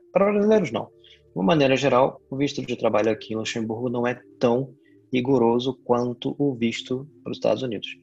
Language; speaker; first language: Portuguese; native; Portuguese